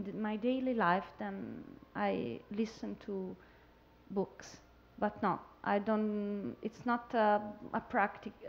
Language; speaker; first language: English; non-native, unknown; Italian